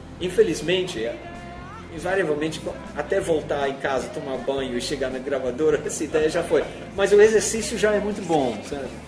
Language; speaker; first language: Portuguese; non-native, fluent; English